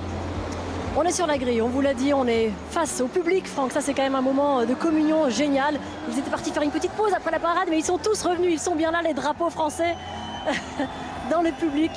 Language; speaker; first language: French; native; French